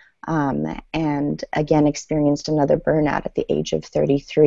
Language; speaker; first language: English; early bilingual, other home language; Persian